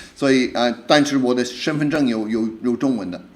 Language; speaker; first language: Chinese; non-native, fluent; English